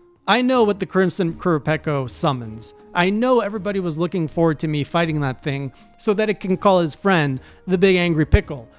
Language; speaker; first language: English; native; English